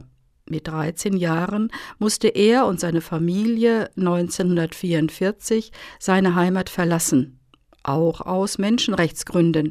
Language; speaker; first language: German; native; German